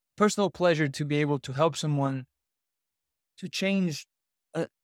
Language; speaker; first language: English; non-native, fluent; Portuguese